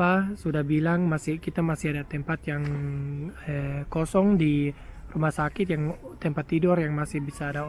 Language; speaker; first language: Indonesian; non-native, fluent; German